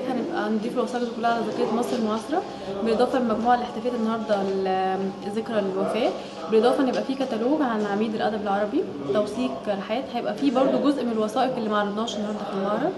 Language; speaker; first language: Arabic; native; Arabic